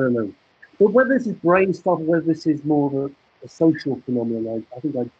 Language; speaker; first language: English; native; English